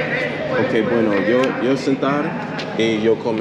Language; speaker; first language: Spanish; non-native, learner; English